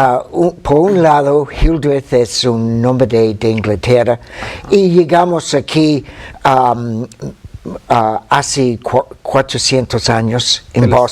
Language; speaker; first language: Spanish; non-native, fluent; English